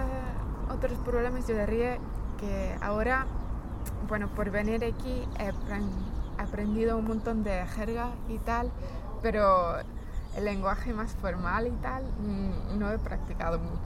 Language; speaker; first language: Spanish; non-native, fluent; English